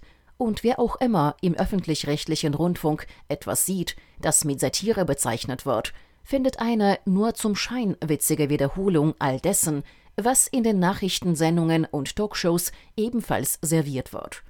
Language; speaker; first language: German; native; German